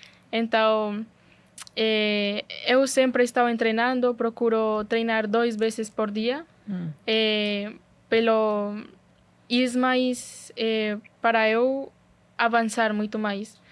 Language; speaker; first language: Portuguese; non-native, learner; Spanish